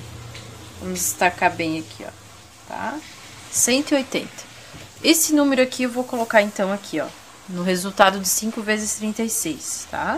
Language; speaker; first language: Portuguese; native; Portuguese